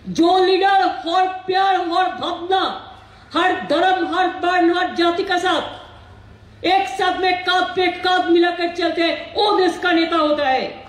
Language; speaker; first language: Hindi; non-native, local second language; Bangla